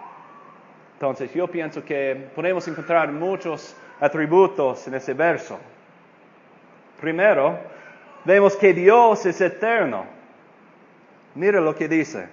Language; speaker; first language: Spanish; non-native, fluent; English